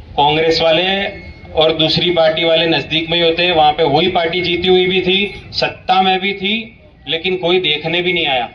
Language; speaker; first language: Hindi; non-native, local second language; Gujarati